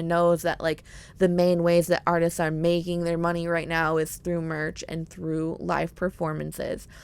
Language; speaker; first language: English; native; English